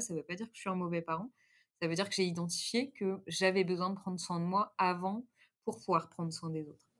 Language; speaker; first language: French; native; French